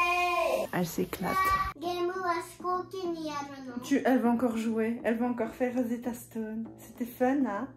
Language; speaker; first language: French; native; French